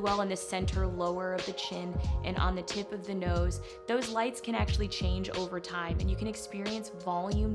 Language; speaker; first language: English; native; English